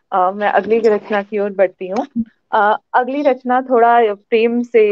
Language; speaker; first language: Hindi; native; Hindi